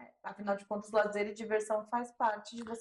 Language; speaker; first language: Portuguese; native; Portuguese